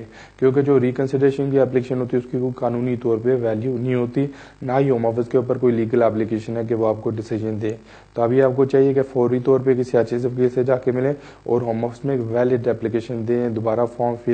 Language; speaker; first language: Urdu; native; Urdu